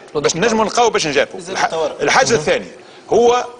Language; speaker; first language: Arabic; native; Arabic